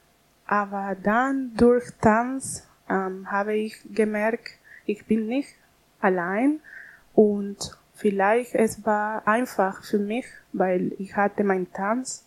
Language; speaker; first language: German; non-native, learner; Spanish